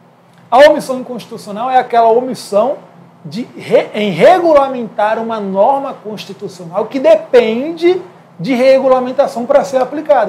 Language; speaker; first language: Portuguese; native; Portuguese